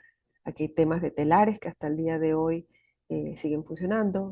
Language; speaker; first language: Spanish; native; Spanish